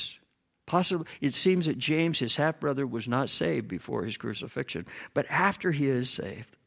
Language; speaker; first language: English; native; English